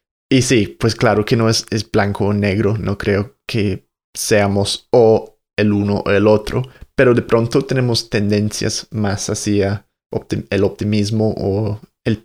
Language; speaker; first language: Spanish; non-native, fluent; English